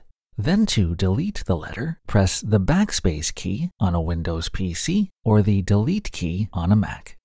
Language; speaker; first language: English; native; English